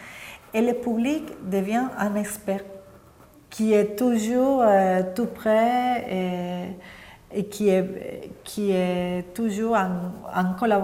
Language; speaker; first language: French; non-native, fluent; Spanish